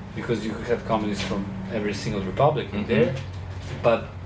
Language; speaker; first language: English; non-native, fluent; Serbian